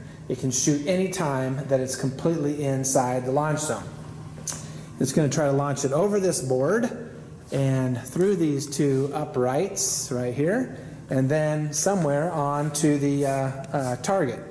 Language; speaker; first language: English; native; English